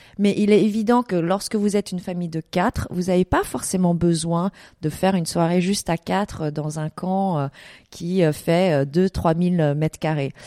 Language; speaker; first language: French; early bilingual, other home language; Vietnamese